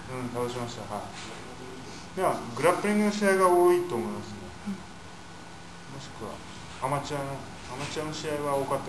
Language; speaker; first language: Japanese; native; Japanese